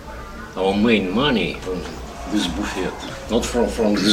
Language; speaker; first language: English; non-native, learner; Russian